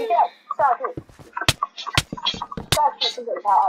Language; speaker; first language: Chinese; native; Chinese